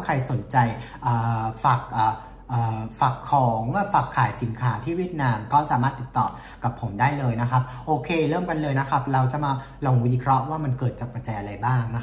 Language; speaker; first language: Thai; non-native, fluent; Vietnamese